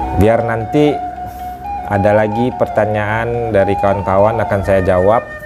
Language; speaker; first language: Indonesian; non-native, local second language; Minangkabau